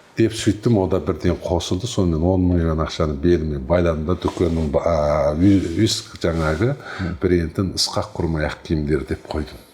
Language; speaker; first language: Kazakh; native; Kazakh